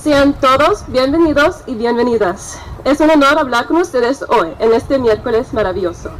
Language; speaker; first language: Spanish; early bilingual, heritage; Spanish